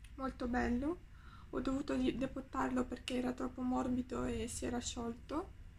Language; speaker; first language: Italian; non-native, fluent; Ukrainian